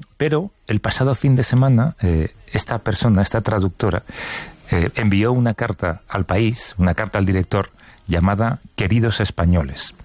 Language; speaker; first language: Spanish; native; Spanish